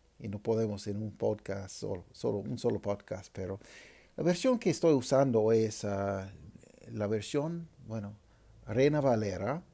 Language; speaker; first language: Spanish; non-native, fluent; English